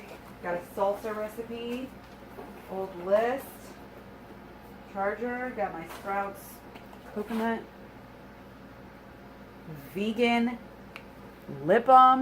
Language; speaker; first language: English; native; English